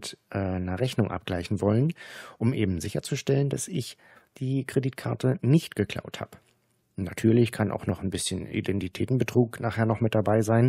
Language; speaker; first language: German; native; German